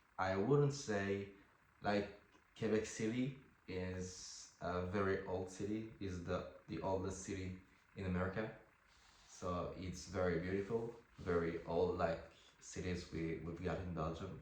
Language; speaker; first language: English; non-native, fluent; French